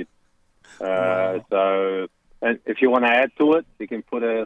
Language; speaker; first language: English; non-native, local second language; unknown